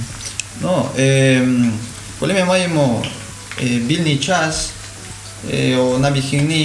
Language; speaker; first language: Ukrainian; non-native, learner; Spanish